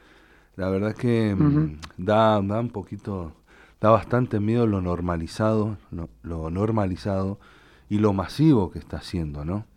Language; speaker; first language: Spanish; native; Spanish